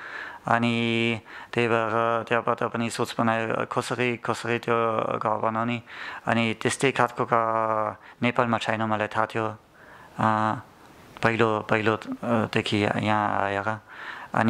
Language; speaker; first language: Nepali; non-native, learner; German